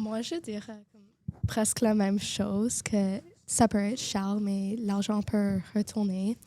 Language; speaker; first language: French; non-native, local second language; English